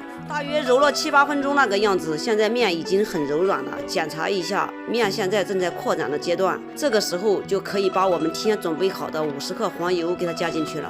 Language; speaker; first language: Chinese; native; Chinese